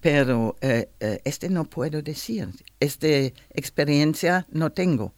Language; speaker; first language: Spanish; non-native, learner; German